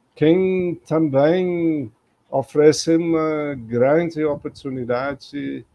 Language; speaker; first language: Portuguese; non-native, fluent; English